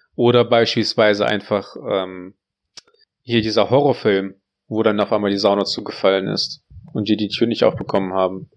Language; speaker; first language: German; early bilingual, other home language; Russian